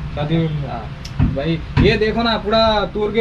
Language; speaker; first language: Hindi; non-native, local second language; Assamese